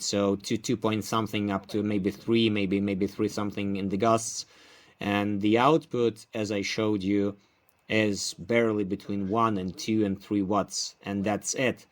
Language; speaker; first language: English; non-native, fluent; Ukrainian